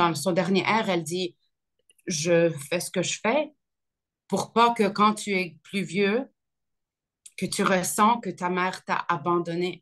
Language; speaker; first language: French; early bilingual, other home language; Arabic